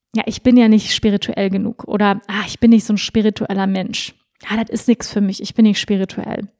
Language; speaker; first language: German; native; German